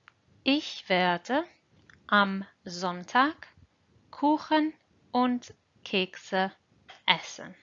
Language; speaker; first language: German; non-native, fluent; English